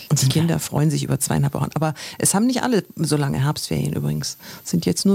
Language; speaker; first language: German; native; German